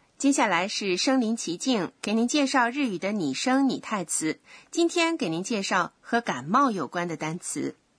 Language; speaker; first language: Chinese; native; Chinese